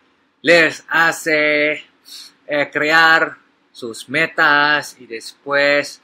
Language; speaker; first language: Spanish; non-native, learner; Filipino